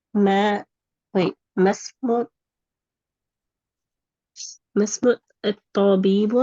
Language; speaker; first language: Arabic; non-native, learner; English